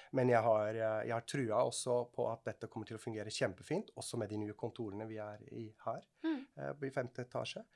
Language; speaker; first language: Norwegian; non-native, fluent; Swiss German